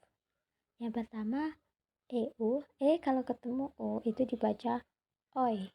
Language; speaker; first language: Indonesian; native; Indonesian